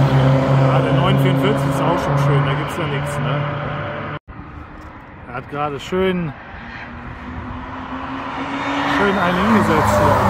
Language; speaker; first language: German; native; German